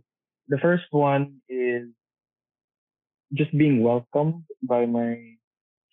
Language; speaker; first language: English; non-native, local second language; Cebuano